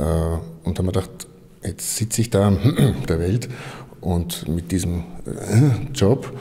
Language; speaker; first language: German; native; German